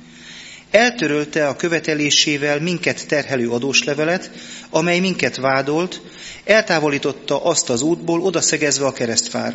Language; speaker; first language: Hungarian; native; Hungarian